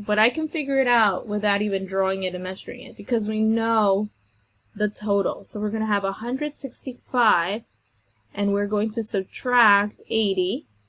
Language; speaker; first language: English; native; English